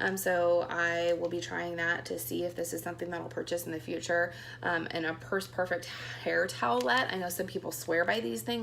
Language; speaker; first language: English; native; English